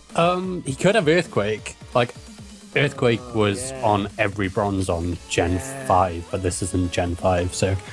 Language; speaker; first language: English; native; English